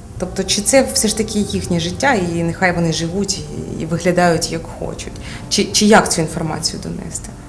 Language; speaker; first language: Ukrainian; native; Ukrainian